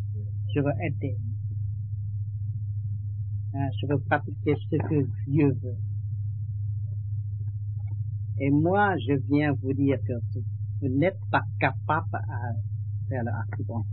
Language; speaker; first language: French; non-native, learner; Vietnamese